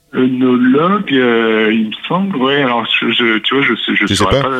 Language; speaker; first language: French; native; French